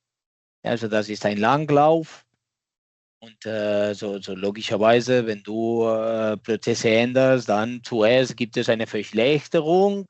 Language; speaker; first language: German; non-native, fluent; Catalan